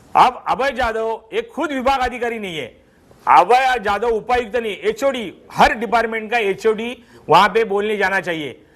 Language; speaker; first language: Hindi; non-native, local second language; Marathi